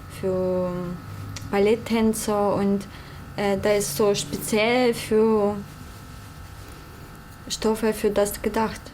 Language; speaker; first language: German; non-native, fluent; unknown